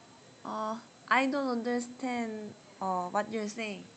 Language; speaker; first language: English; non-native, learner; Korean